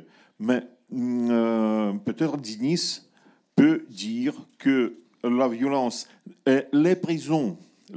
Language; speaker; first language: French; non-native, learner; Russian